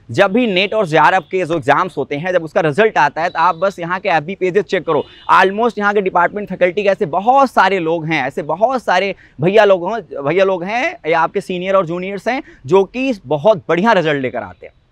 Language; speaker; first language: Hindi; native; Hindi